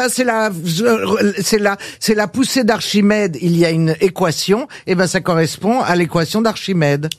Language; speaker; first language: French; native; French